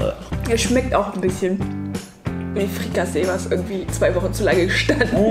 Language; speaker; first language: German; native; German